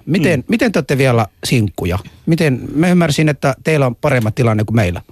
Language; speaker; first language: Finnish; early bilingual, other home language; Somali